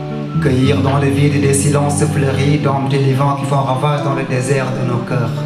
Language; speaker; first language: French; non-native, local second language; Wolof